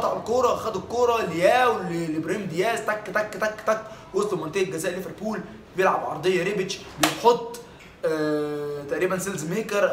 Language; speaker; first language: Arabic; native; Arabic